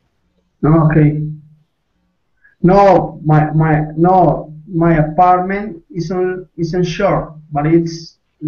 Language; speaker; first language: English; non-native, learner; Spanish